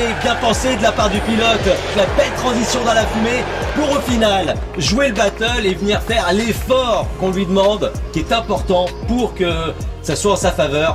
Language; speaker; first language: French; native; French